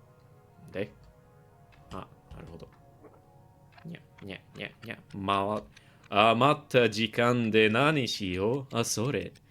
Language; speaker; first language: Japanese; non-native, learner; English